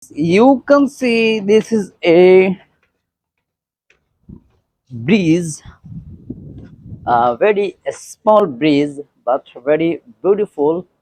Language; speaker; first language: English; non-native, learner; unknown